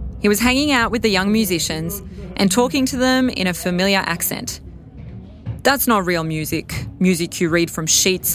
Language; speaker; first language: English; native; English